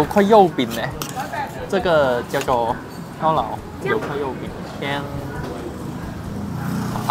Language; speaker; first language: Chinese; native; Chinese